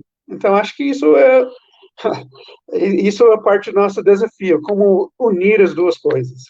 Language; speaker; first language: Portuguese; non-native, fluent; English